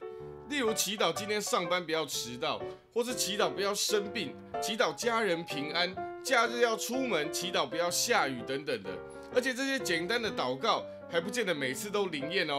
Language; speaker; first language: Chinese; native; Chinese